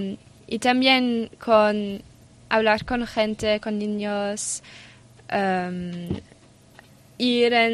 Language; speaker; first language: Spanish; non-native, learner; German